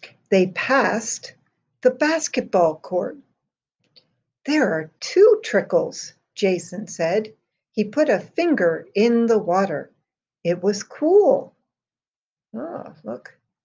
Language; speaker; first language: English; native; English